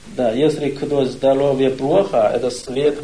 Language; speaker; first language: Russian; non-native, learner; Chinese